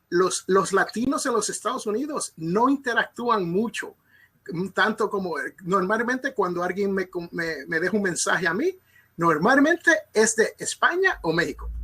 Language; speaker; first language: Spanish; early bilingual, other home language; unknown